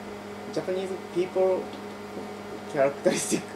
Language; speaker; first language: English; non-native, learner; Japanese